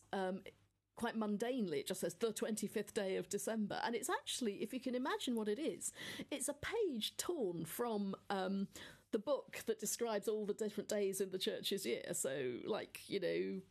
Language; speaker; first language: English; native; English